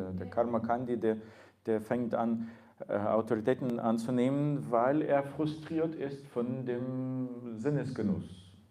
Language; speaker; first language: German; non-native, fluent; Russian